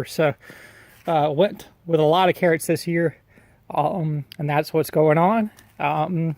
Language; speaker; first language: English; native; English